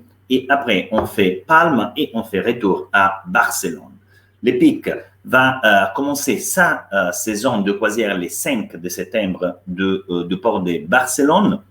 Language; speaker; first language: French; non-native, fluent; Italian